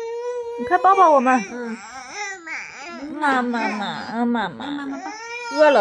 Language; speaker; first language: Chinese; native; Chinese